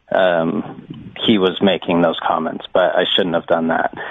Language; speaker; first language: English; native; English